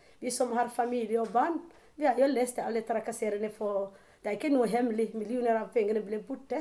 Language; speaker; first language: Norwegian; non-native, learner; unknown